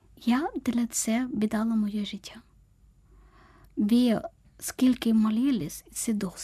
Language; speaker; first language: Ukrainian; non-native, learner; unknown